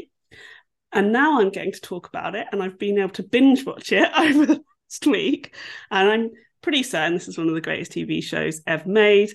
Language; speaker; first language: English; native; English